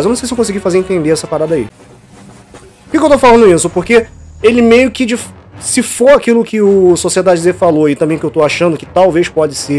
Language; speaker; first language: Portuguese; native; Portuguese